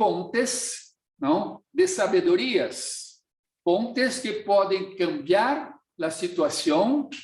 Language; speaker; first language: Portuguese; non-native, fluent; Spanish